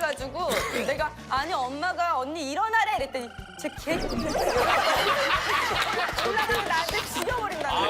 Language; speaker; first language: Korean; native; Korean